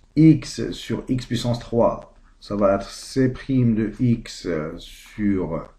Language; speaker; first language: French; non-native, local second language; Arabic